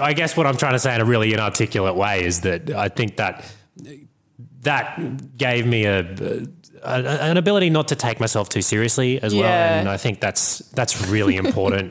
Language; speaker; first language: English; native; English